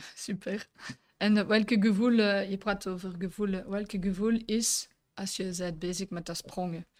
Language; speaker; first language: Dutch; non-native, local second language; French